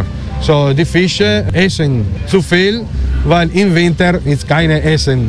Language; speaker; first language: German; non-native, learner; Italian